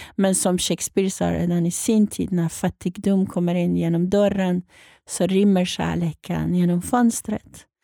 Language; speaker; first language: Swedish; non-native, fluent; Persian